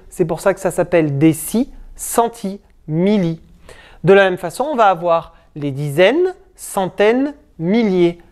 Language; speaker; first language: French; native; French